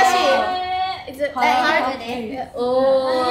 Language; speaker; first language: English; non-native, learner; Japanese